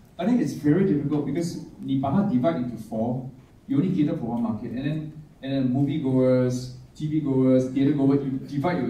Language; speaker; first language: English; non-native, local second language; Chinese